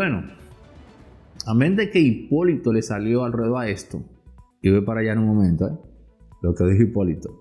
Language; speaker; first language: Spanish; native; Spanish